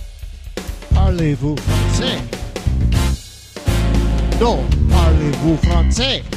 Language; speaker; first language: French; non-native, learner; English